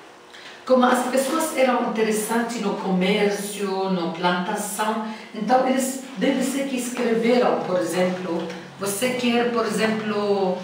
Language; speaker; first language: Portuguese; non-native, learner; Arabic